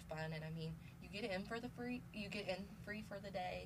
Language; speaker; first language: English; native; English